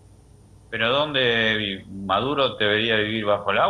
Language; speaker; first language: Spanish; native; Spanish